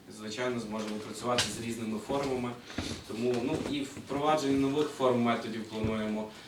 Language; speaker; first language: Ukrainian; native; Ukrainian